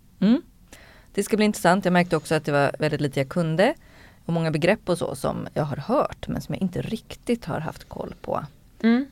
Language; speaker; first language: Swedish; native; Swedish